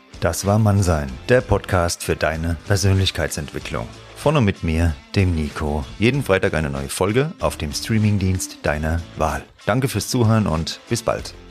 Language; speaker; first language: German; native; German